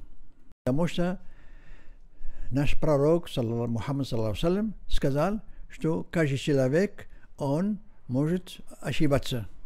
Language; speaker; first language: Russian; non-native, learner; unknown